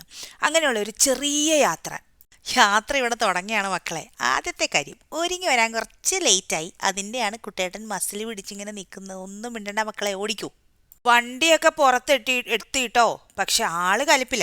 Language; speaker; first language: Malayalam; native; Malayalam